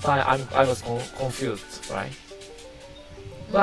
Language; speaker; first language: English; non-native, learner; Japanese